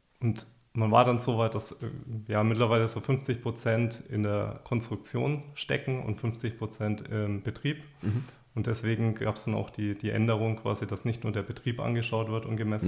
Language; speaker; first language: German; native; German